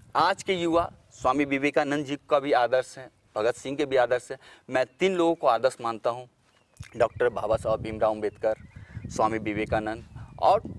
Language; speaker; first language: Hindi; native; Hindi